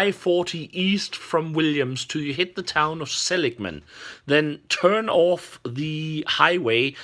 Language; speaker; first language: English; non-native, fluent; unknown